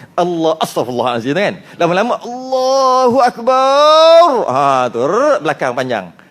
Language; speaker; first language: Malay; native; Malay